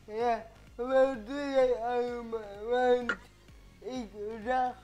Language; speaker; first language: Dutch; early bilingual, other home language; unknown